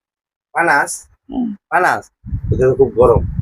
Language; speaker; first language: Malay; non-native, fluent; Bangla